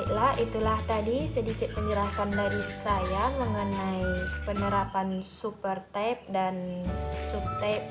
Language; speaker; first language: Indonesian; native; Indonesian